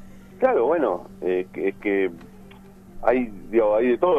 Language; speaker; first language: Spanish; native; Spanish